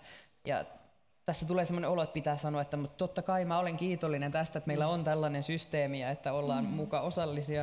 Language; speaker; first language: Finnish; native; Finnish